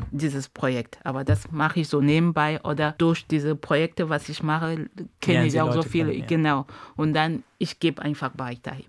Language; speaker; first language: German; non-native, fluent; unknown